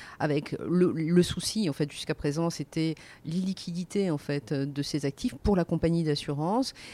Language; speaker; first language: French; native; French